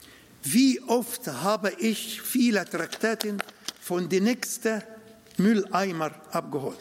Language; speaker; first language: German; non-native, learner; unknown